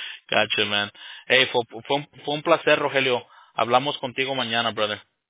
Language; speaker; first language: Spanish; early bilingual, heritage; Spanish